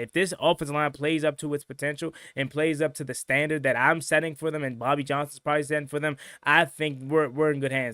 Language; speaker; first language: English; native; English